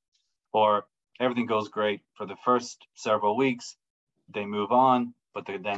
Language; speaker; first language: English; native; English